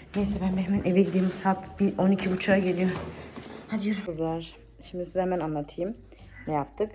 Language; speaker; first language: Turkish; early bilingual, heritage; Turkish